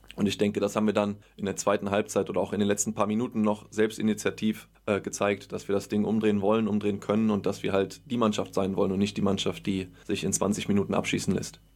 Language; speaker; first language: German; native; German